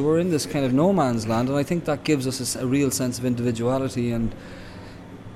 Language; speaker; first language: English; native; English